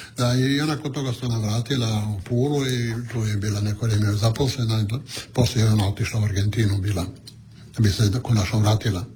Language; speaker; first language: Croatian; non-native, local second language; Italian